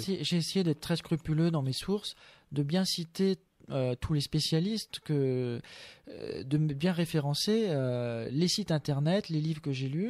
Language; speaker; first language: French; native; French